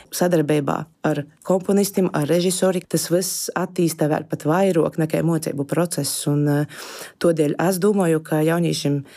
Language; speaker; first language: Latvian; native; Latvian